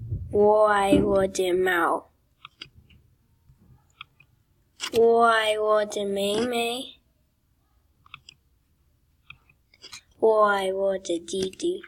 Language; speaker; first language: Chinese; non-native, learner; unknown